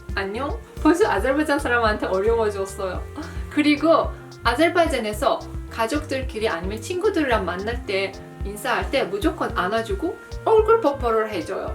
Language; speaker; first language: Korean; non-native, fluent; Azerbaijani